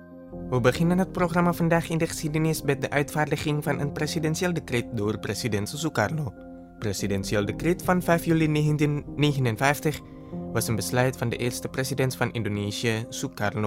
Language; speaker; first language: Dutch; non-native, fluent; Indonesian